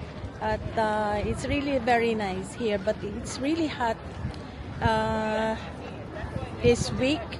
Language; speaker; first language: English; non-native, fluent; Filipino